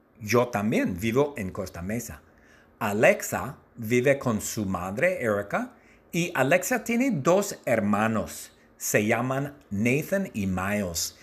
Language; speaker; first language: Spanish; non-native, learner; English